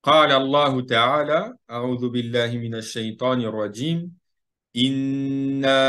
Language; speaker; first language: Arabic; non-native, fluent; French